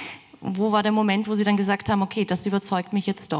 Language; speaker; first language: German; native; German